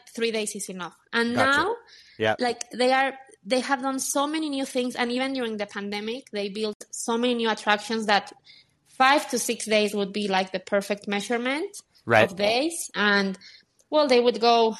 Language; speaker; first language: English; non-native, fluent; Spanish